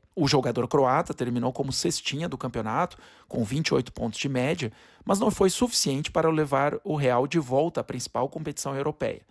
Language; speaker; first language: Portuguese; native; Portuguese